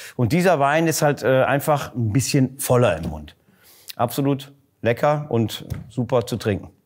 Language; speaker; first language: German; native; German